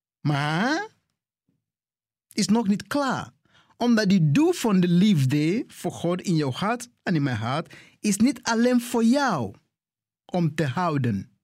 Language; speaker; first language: Dutch; non-native, fluent; English